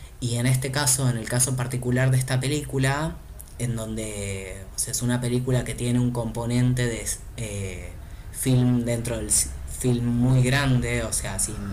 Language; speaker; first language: Spanish; native; Spanish